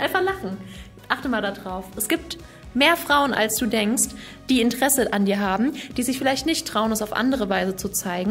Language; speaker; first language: German; native; German